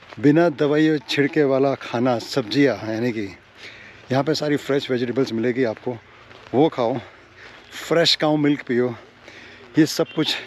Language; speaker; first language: Hindi; native; Hindi